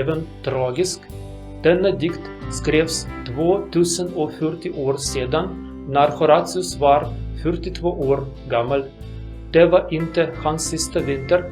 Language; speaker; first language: Swedish; non-native, learner; Russian